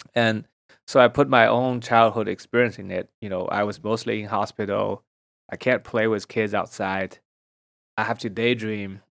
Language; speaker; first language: English; non-native, fluent; Chinese